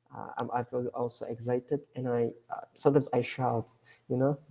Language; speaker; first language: English; non-native, fluent; Turkish